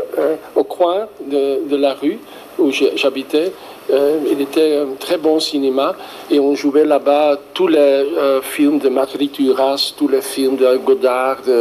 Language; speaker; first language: French; non-native, fluent; Dutch